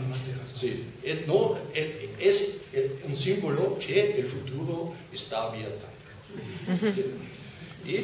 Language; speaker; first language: Spanish; non-native, fluent; German